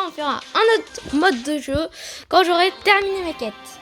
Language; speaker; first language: French; native; French